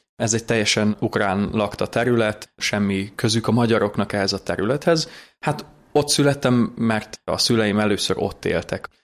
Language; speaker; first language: Hungarian; native; Hungarian